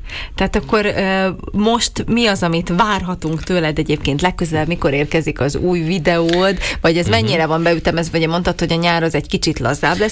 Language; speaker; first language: Hungarian; native; Hungarian